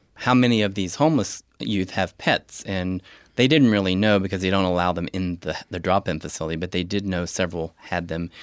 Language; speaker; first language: English; native; English